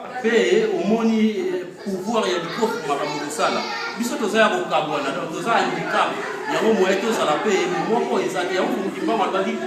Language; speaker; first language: Lingala; non-native, local second language; Kongo